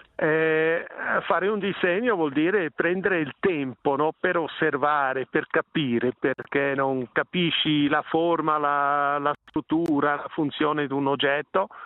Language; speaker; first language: Italian; non-native, local second language; German